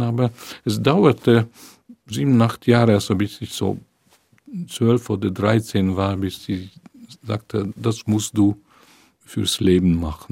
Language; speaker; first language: German; non-native, fluent; Hungarian